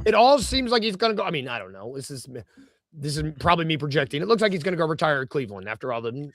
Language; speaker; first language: English; native; English